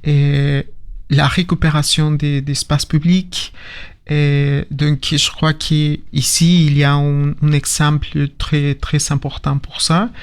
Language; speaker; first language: French; non-native, learner; Spanish